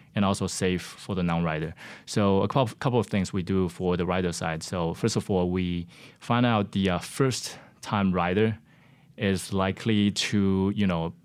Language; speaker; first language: English; non-native, fluent; Chinese